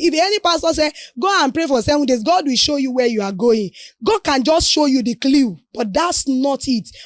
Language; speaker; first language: English; non-native, local second language; Yoruba